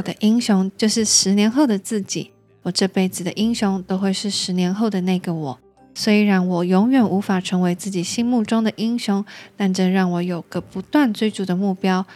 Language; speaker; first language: Chinese; native; Chinese